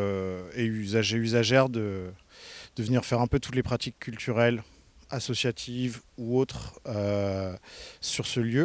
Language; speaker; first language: French; native; French